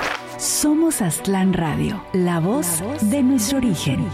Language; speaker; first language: Spanish; native; Spanish